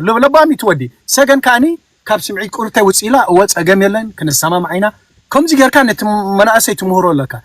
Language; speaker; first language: Tigrinya; early bilingual, heritage; Tigrinya